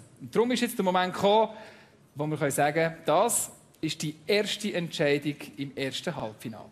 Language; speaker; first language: German; native; German